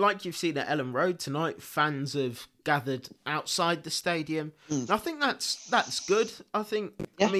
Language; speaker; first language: English; native; English